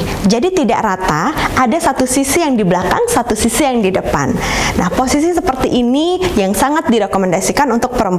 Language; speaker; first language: Indonesian; native; Indonesian